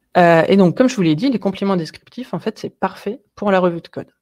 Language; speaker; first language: French; native; French